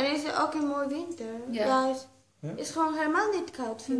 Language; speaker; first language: Dutch; non-native, learner; Spanish